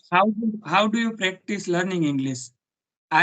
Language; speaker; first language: English; non-native, learner; Gujarati